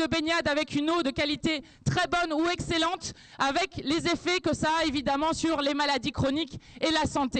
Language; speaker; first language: French; native; French